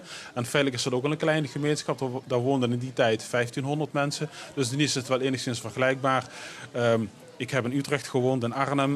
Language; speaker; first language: Dutch; native; Dutch